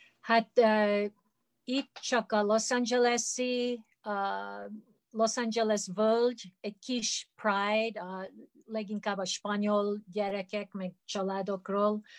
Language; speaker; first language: Hungarian; early bilingual, heritage; Hungarian